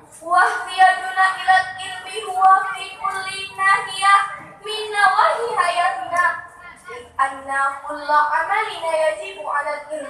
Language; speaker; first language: Arabic; non-native, learner; Achinese